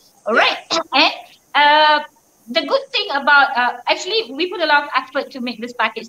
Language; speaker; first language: English; non-native, local second language; Malay